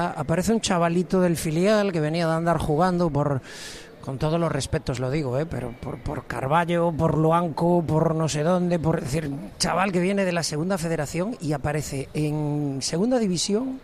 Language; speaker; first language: Spanish; native; Spanish